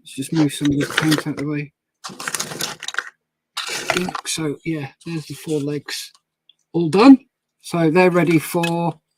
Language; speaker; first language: English; native; English